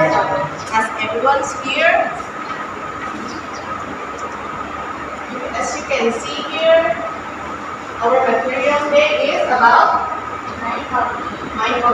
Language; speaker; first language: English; non-native, fluent; Indonesian